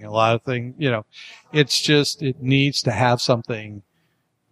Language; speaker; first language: English; native; English